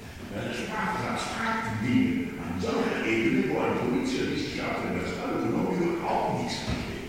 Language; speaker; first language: German; non-native, fluent; Polish